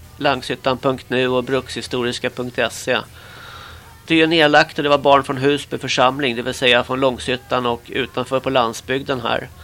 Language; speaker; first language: Swedish; native; Swedish